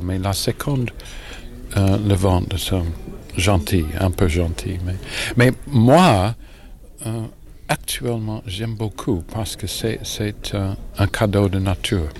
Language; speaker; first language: French; non-native, learner; English